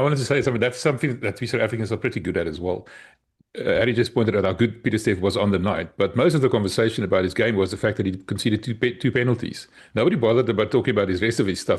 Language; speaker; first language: English; non-native, local second language; Afrikaans